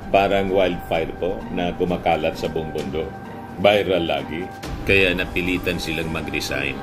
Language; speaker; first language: Filipino; non-native, local second language; Bikol